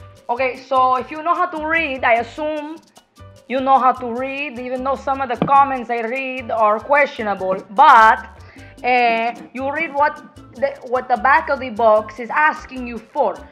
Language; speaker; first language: English; early bilingual, other home language; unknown